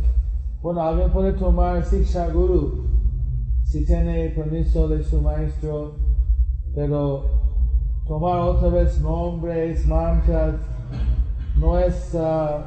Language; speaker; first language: Spanish; non-native, fluent; English